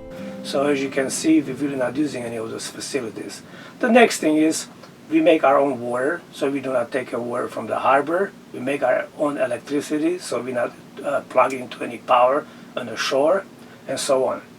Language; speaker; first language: English; non-native, fluent; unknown